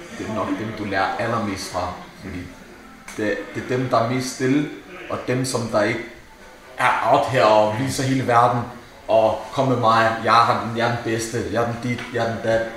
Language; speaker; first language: Danish; early bilingual, other home language; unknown